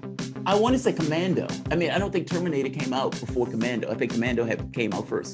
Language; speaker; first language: English; native; English